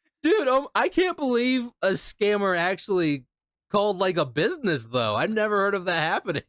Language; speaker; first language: English; native; English